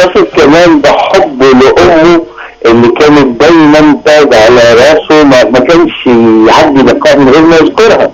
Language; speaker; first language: Arabic; native; Arabic